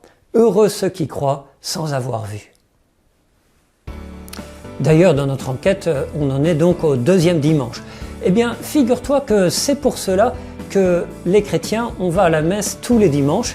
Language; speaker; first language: French; native; French